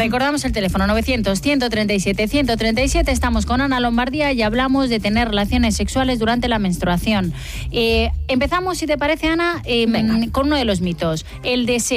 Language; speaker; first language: Spanish; native; Spanish